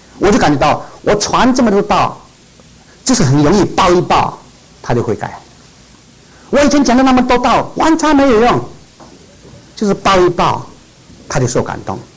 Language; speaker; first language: Chinese; non-native, local second language; Cantonese